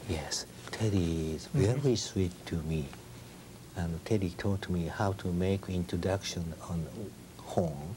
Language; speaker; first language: English; non-native, learner; Japanese